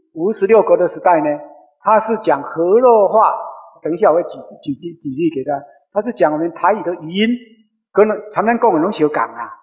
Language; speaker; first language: Chinese; non-native, local second language; Min Nan Chinese